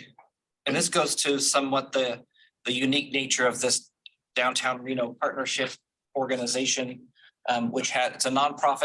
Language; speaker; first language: English; native; English